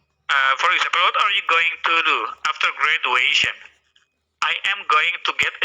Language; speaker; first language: English; non-native, fluent; Indonesian